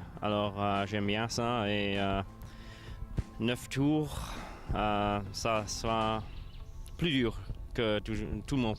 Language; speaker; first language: French; non-native, local second language; Luxembourgish